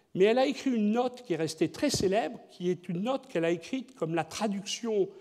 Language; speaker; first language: French; native; French